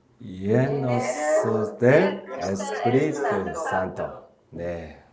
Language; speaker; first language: Spanish; non-native, learner; Korean